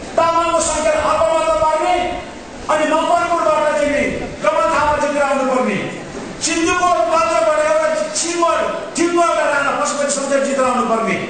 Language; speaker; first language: Nepali; non-native, local second language; Sherpa